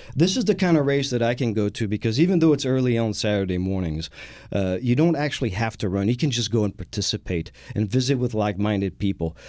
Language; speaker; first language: English; non-native, fluent; French